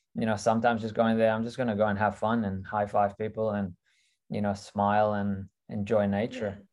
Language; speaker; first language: English; early bilingual, other home language; Russian